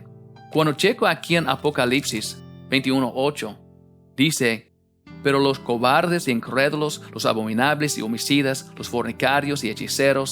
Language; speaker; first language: Spanish; non-native, fluent; English